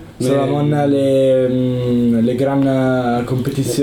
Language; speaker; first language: French; non-native, learner; Italian